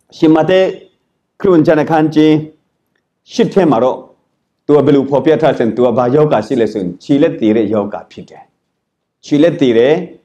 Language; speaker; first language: Burmese; non-native, local second language; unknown